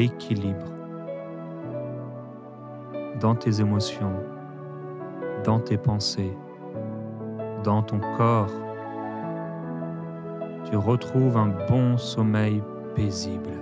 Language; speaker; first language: French; native; French